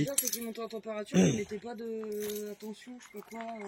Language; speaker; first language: French; native; French